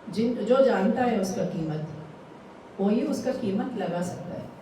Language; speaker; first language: Hindi; non-native, local second language; Telugu